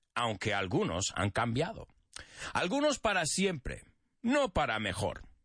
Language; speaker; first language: Spanish; non-native, fluent; English